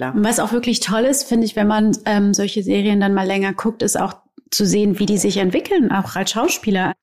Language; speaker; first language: German; native; German